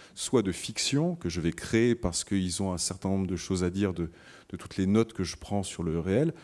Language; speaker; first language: French; native; French